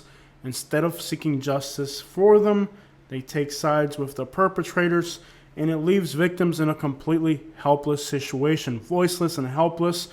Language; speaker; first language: English; native; English